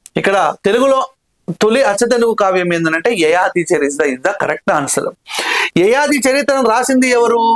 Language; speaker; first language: Telugu; native; Telugu